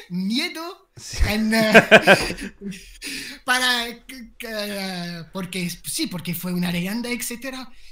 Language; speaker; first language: Spanish; non-native, fluent; French